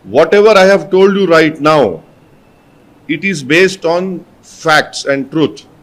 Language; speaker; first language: English; non-native, local second language; Urdu